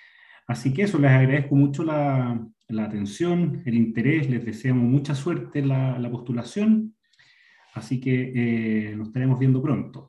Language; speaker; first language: Spanish; native; Spanish